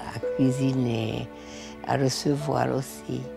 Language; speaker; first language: French; early bilingual, heritage; French